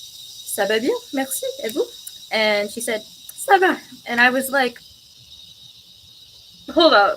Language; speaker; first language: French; non-native, learner; English